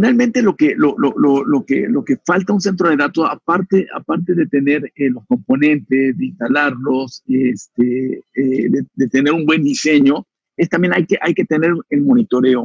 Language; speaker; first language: Spanish; native; Spanish